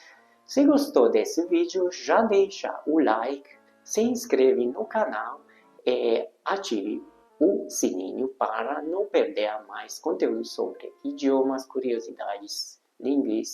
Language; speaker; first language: Portuguese; non-native, fluent; Hungarian